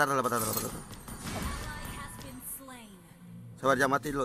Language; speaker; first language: Indonesian; native; Indonesian